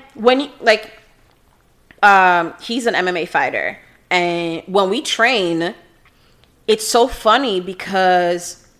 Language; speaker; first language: English; non-native, fluent; Portuguese